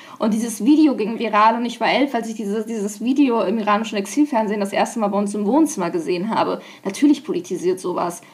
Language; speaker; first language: German; native; German